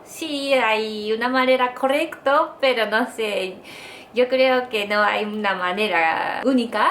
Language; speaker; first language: Spanish; non-native, learner; Japanese